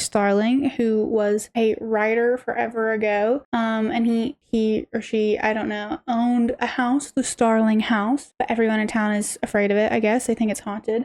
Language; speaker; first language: English; native; English